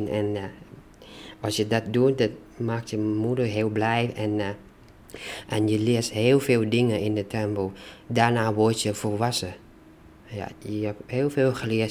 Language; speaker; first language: Dutch; non-native, learner; Thai